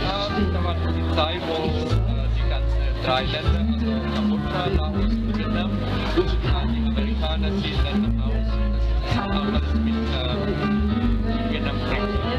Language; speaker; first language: German; non-native, fluent; Lao